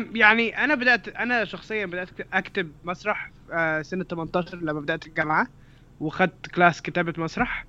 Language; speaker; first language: Arabic; native; Arabic